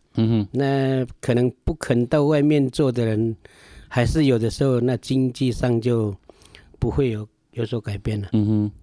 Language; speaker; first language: Chinese; non-native, local second language; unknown